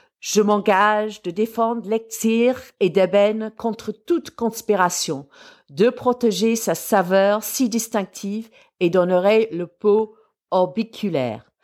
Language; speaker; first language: French; non-native, fluent; English